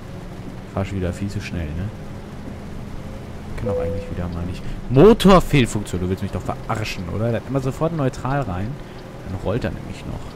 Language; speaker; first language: German; native; German